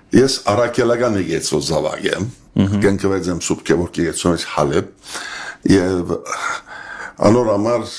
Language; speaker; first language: Armenian; early bilingual, heritage; Armenian